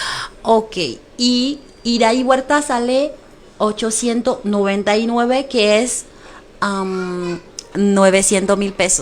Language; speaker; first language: Spanish; non-native, fluent; Haitian Creole